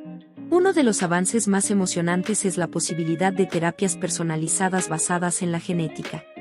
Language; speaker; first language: Spanish; native; Spanish